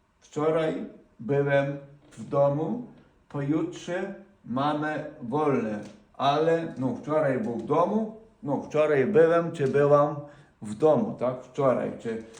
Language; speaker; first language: Polish; non-native, fluent; Ukrainian